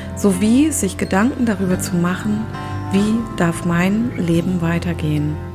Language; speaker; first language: German; native; German